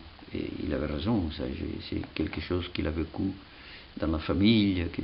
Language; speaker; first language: French; non-native, fluent; Catalan